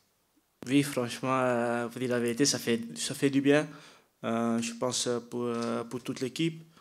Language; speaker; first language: French; non-native, fluent; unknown